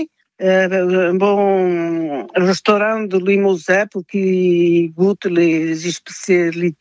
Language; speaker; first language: French; non-native, fluent; Portuguese